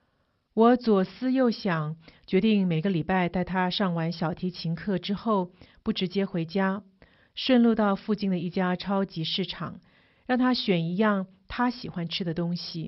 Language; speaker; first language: Chinese; native; Chinese